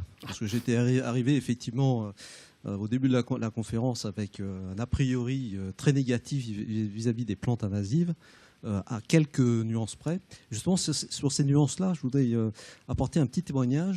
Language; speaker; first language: French; native; French